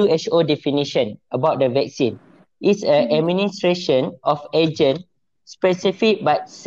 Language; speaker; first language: English; non-native, local second language; Malay